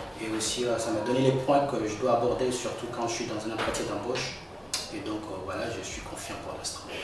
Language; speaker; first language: French; non-native, local second language; Comorian